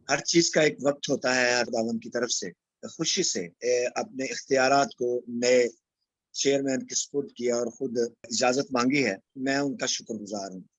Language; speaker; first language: Urdu; non-native, local second language; Punjabi